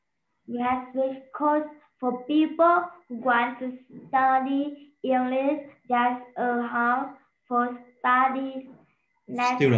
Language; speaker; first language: English; non-native, learner; Vietnamese